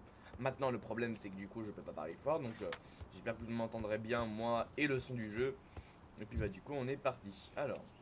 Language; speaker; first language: French; native; French